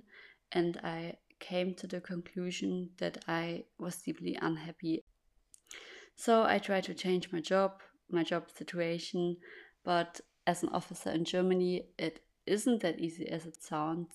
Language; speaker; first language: English; non-native, fluent; German